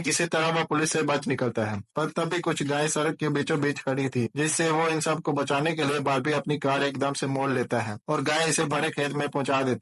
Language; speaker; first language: Hindi; native; Hindi